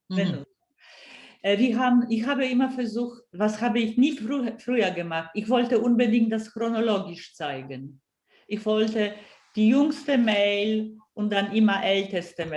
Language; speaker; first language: German; non-native, fluent; Polish